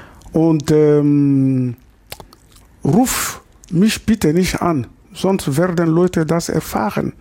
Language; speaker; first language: German; non-native, learner; Lingala